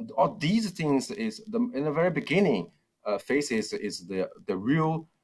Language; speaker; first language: English; non-native, fluent; Chinese